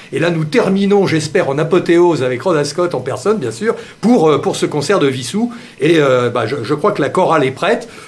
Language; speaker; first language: French; native; French